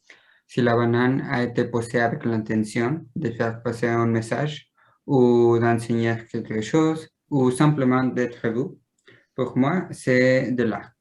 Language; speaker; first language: French; non-native, learner; Spanish